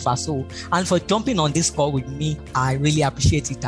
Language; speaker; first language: English; non-native, local second language; Yoruba